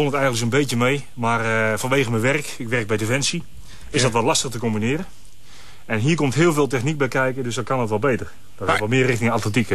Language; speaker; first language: Dutch; native; Dutch